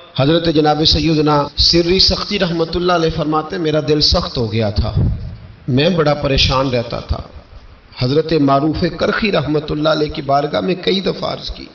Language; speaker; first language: Urdu; non-native, local second language; Punjabi